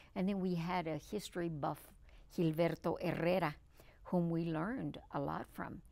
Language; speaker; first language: English; early bilingual, other home language; Spanish